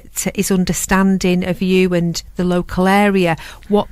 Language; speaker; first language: English; native; English